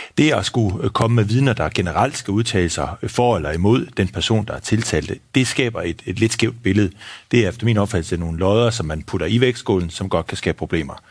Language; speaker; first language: Danish; native; Danish